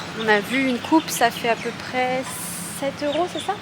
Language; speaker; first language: French; native; French